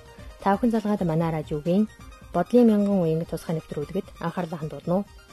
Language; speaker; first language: Mongolian; native; Mongolian